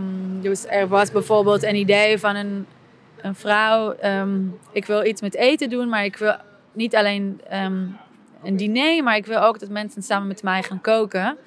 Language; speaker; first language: Dutch; non-native, fluent; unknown